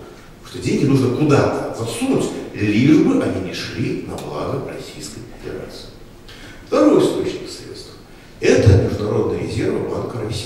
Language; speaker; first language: Russian; native; Russian